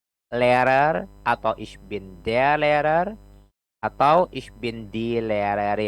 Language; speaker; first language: German; non-native, fluent; Indonesian